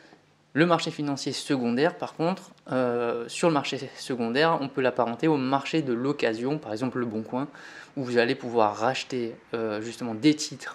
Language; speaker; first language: French; native; French